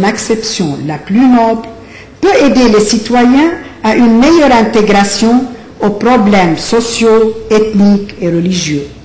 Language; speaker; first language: French; non-native, local second language; Arabic